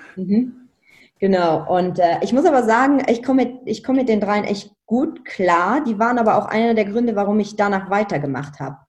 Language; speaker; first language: German; non-native, local second language; Luxembourgish